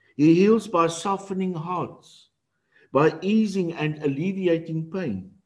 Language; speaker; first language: English; non-native, local second language; Afrikaans